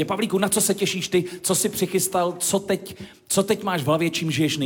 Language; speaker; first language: Czech; native; Czech